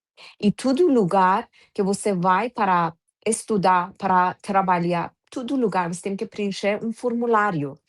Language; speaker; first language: Portuguese; non-native, fluent; Persian